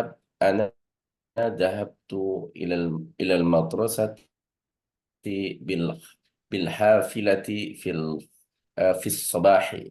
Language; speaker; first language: Arabic; non-native, learner; Indonesian